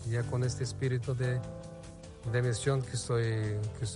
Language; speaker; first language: Spanish; non-native, fluent; Portuguese